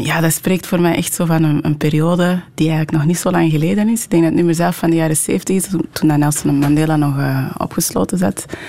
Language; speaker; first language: Dutch; early bilingual, other home language; French